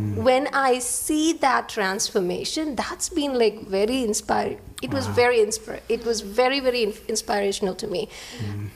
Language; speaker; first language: English; non-native, local second language; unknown